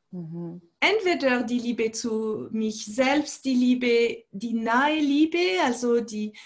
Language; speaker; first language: German; non-native, fluent; French